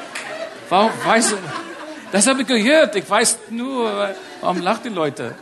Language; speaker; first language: German; non-native, learner; English